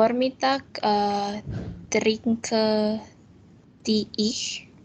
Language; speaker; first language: German; non-native, learner; Indonesian